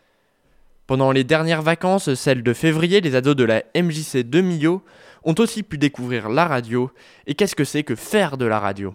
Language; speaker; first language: French; native; French